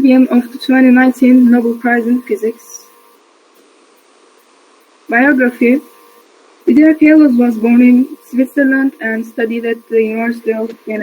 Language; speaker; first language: English; non-native, learner; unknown